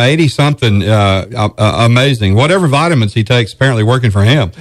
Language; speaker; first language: English; native; English